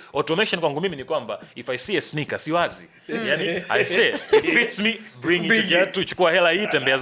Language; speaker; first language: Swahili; native; Swahili